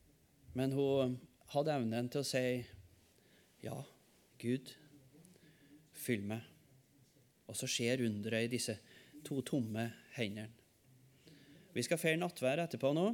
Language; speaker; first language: Norwegian; native; Norwegian